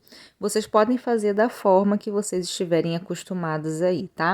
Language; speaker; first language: Portuguese; native; Portuguese